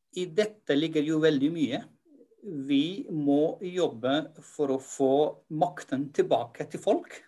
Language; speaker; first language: Norwegian; non-native, fluent; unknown